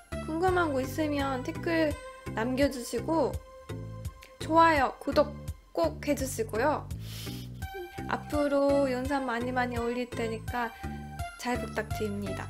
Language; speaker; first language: Korean; non-native, fluent; Japanese